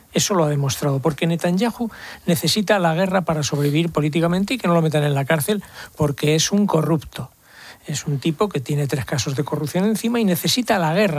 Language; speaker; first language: Spanish; native; Spanish